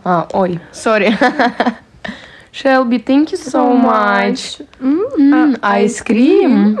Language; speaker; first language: English; non-native, learner; Russian